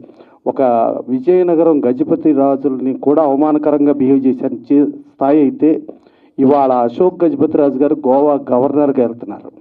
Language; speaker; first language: Telugu; native; Telugu